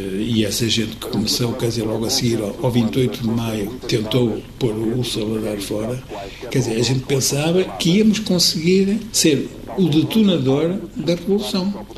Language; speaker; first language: Portuguese; native; Portuguese